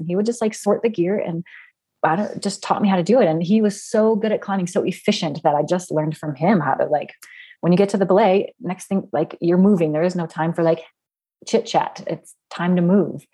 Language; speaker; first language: English; native; English